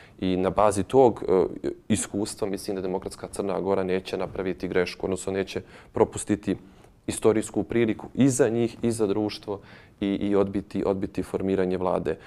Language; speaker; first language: Bosnian; native; Bosnian